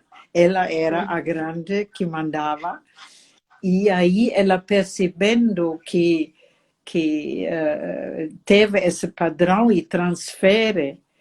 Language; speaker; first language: Portuguese; non-native, fluent; German